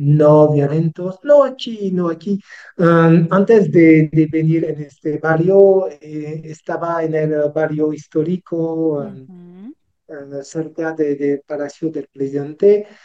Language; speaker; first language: Spanish; non-native, learner; French